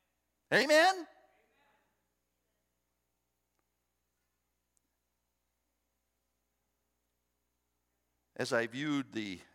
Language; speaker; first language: English; native; English